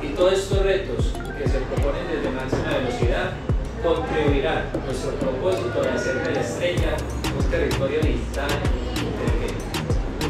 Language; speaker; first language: Spanish; native; Spanish